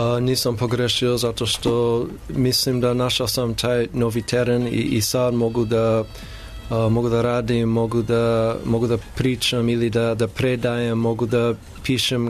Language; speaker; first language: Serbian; non-native, learner; English